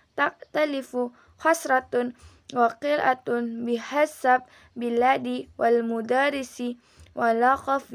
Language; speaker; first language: Arabic; non-native, learner; Indonesian